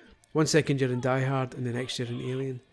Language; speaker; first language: English; native; English